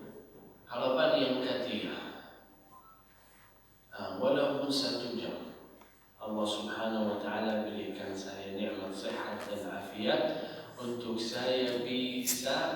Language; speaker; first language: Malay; non-native, learner; Arabic